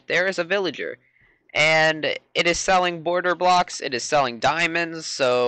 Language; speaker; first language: English; native; English